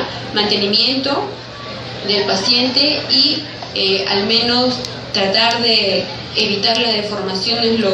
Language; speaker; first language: Spanish; native; Spanish